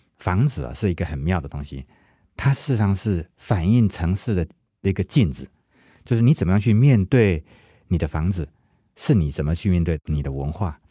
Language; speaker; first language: Chinese; non-native, local second language; Hakka Chinese